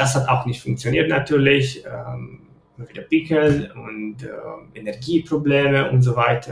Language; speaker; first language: German; non-native, fluent; Romanian